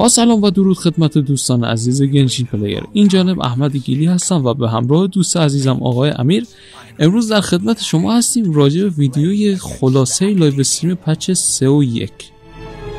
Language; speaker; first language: Persian; native; Persian